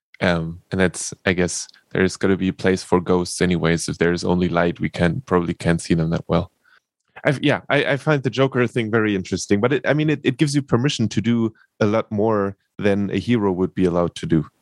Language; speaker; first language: English; non-native, fluent; German